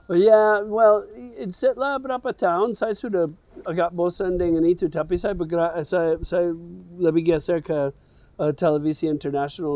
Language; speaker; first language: Indonesian; non-native, fluent; English